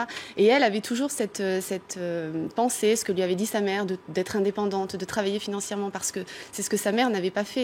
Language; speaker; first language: French; native; French